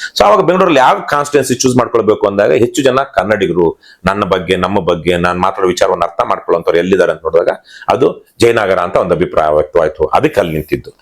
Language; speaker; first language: Kannada; native; Kannada